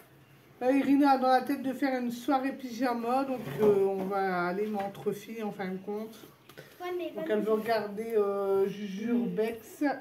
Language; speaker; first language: French; native; French